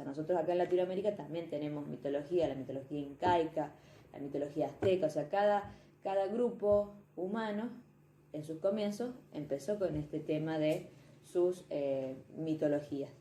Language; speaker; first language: Spanish; native; Spanish